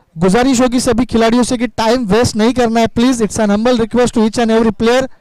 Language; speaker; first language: Hindi; non-native, local second language; Marathi